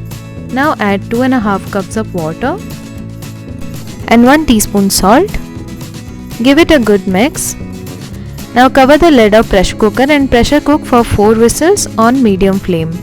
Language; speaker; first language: English; non-native, local second language; Odia